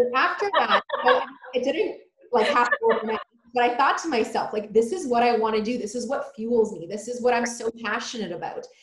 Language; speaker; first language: English; early bilingual, other home language; Polish